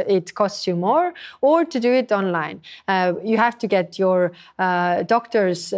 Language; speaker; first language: English; non-native, fluent; Estonian